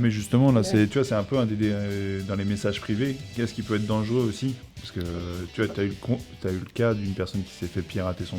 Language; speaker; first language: French; native; French